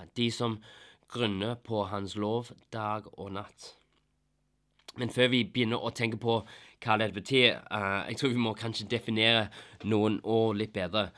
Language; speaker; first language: Norwegian; non-native, fluent; English